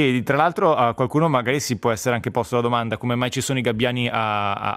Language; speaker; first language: Italian; native; Italian